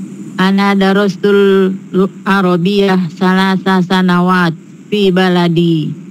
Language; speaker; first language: Arabic; non-native, learner; Indonesian